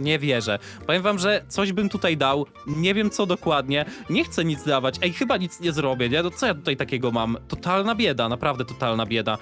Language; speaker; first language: Polish; native; Polish